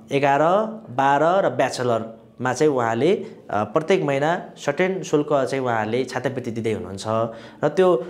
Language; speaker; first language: Nepali; non-native, local second language; Sherpa